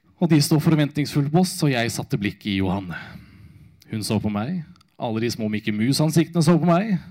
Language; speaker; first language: Norwegian; native; Norwegian